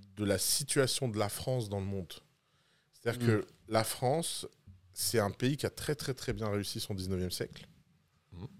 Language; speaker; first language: French; native; French